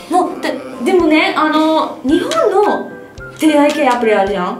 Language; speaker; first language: Japanese; non-native, fluent; English